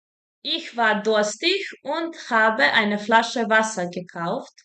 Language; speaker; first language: German; non-native, fluent; Serbian